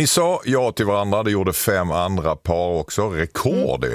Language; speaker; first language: Swedish; native; Swedish